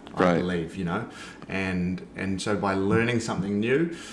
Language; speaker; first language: English; native; English